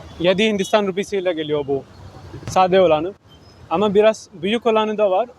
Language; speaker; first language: Turkish; non-native, fluent; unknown